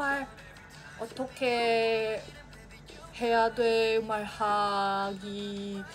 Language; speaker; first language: Korean; non-native, learner; Indonesian